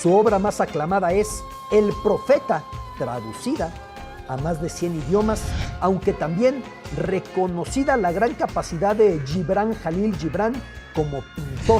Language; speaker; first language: Spanish; native; Spanish